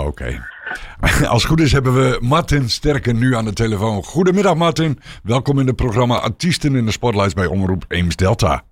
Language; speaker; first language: Dutch; native; Dutch